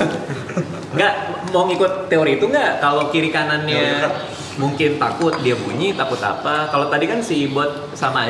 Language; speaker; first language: Indonesian; native; Indonesian